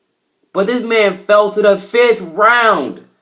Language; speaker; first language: English; native; English